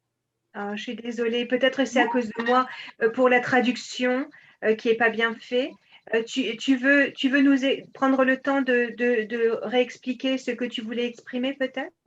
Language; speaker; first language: French; native; French